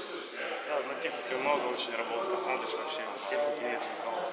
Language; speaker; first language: Russian; native; Russian